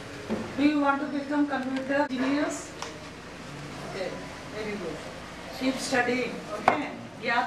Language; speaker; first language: English; non-native, local second language; Hindi